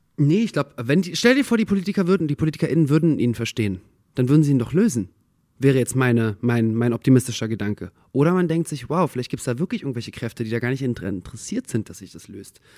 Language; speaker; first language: German; early bilingual, other home language; Russian